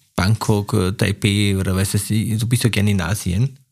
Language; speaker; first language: German; non-native, fluent; Slovenian